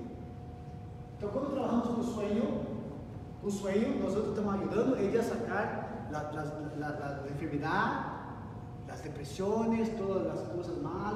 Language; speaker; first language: Spanish; non-native, learner; Portuguese